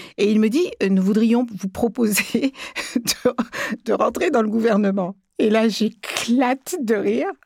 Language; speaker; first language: French; early bilingual, other home language; Kabuverdianu